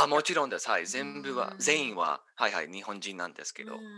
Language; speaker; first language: Japanese; non-native, fluent; English